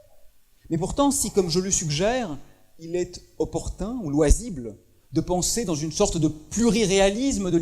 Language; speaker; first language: French; native; French